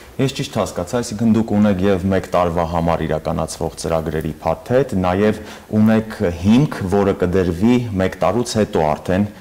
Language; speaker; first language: Armenian; native; Armenian